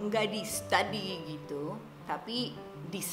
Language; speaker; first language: Indonesian; non-native, fluent; English